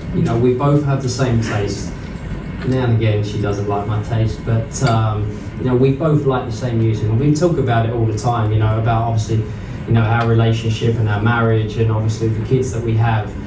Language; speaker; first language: English; native; English